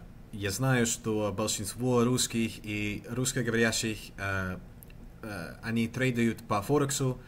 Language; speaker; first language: Russian; non-native, learner; English